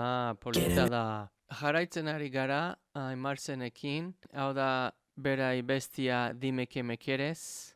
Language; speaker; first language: Basque; non-native, learner; English